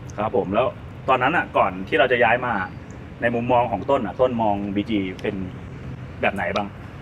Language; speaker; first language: Thai; native; Thai